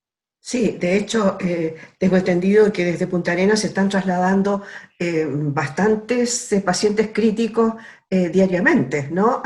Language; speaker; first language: Spanish; native; Spanish